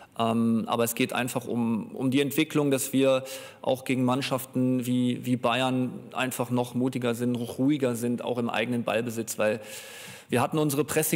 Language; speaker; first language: German; native; German